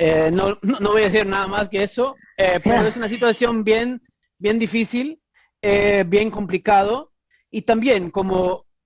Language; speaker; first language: Spanish; non-native, fluent; English